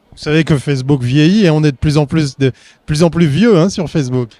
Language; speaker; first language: French; native; French